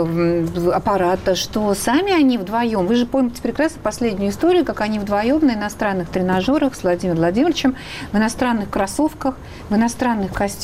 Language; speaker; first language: Russian; native; Russian